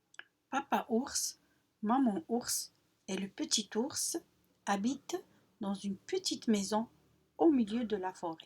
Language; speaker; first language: French; non-native, local second language; Arabic